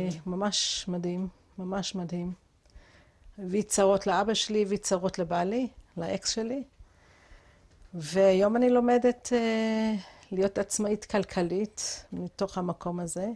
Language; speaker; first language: Hebrew; non-native, fluent; English